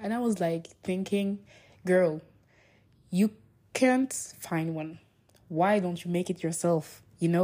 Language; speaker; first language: English; non-native, fluent; French